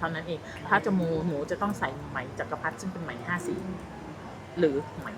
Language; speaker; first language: Thai; native; Thai